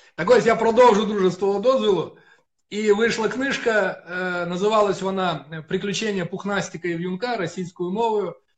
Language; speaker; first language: Ukrainian; non-native, local second language; Russian